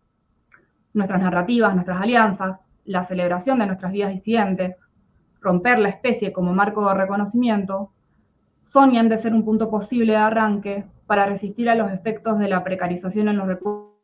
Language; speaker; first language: Spanish; native; Spanish